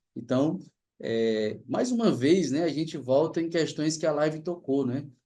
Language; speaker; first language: Portuguese; native; Portuguese